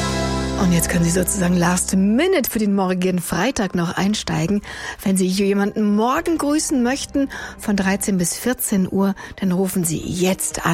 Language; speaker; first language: German; native; German